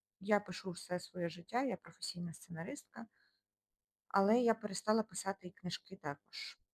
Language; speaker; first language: Ukrainian; non-native, local second language; Russian